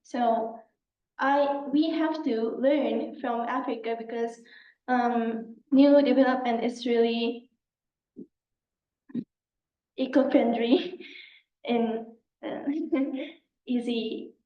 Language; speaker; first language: English; non-native, learner; Japanese